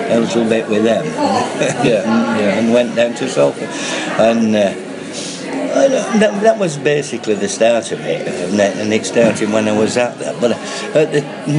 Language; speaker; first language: English; native; English